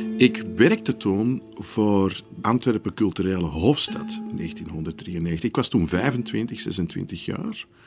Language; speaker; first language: Dutch; native; Dutch